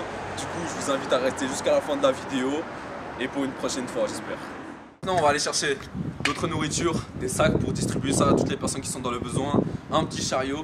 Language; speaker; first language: French; native; French